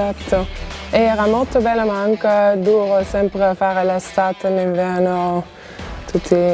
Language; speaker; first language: Italian; non-native, fluent; Dutch